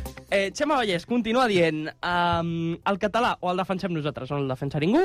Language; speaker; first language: Catalan; native; Catalan